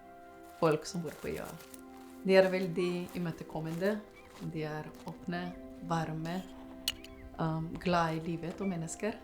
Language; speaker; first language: Norwegian; non-native, fluent; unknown